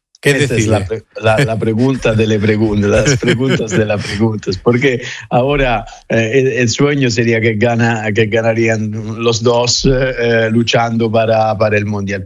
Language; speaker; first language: Spanish; non-native, fluent; Italian